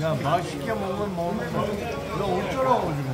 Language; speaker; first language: Korean; native; Korean